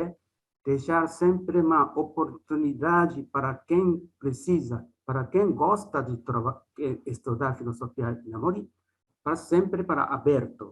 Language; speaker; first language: Portuguese; non-native, fluent; Japanese